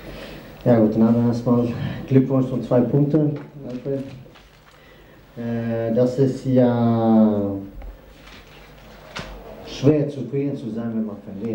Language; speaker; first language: German; non-native, fluent; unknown